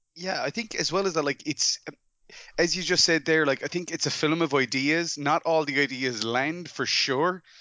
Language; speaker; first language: English; native; English